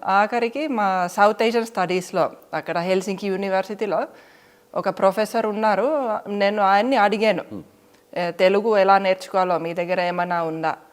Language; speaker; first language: Telugu; non-native, fluent; Finnish